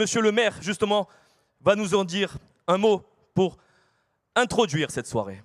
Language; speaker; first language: French; native; French